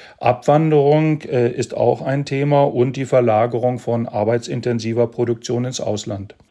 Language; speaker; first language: German; native; German